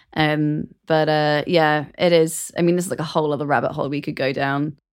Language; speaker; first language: English; native; English